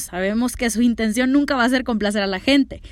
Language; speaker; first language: Spanish; native; Spanish